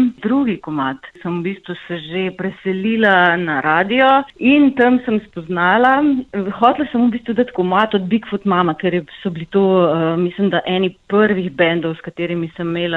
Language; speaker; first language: Slovenian; native; Slovenian